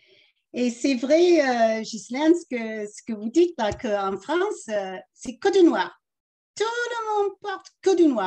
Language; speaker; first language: French; early bilingual, other home language; English